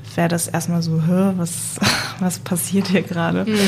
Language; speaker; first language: German; native; German